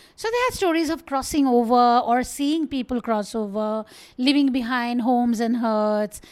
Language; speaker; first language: English; non-native, local second language; Bangla